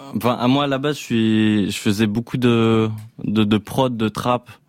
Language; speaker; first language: French; native; French